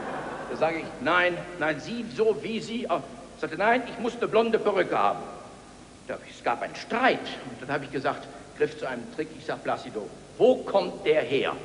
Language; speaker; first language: German; native; German